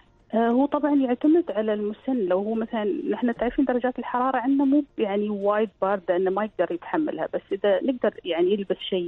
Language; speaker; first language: Arabic; native; Arabic